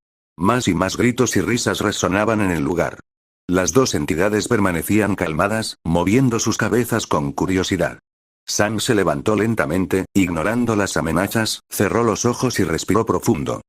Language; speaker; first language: Spanish; native; Spanish